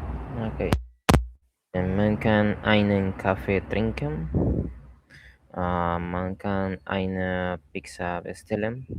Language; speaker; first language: German; non-native, learner; Spanish